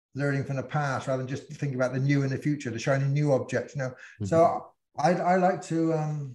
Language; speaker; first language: English; native; English